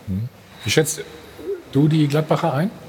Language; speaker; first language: German; native; German